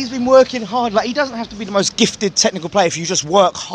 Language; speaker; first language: English; native; English